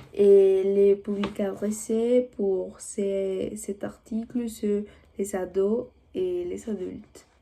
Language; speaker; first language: French; non-native, learner; Spanish